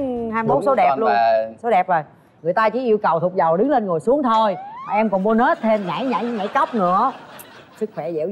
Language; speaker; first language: Vietnamese; native; Vietnamese